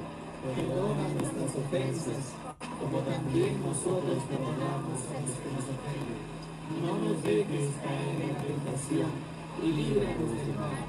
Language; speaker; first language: Spanish; native; Spanish